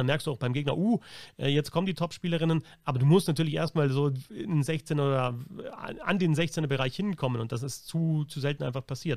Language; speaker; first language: German; native; German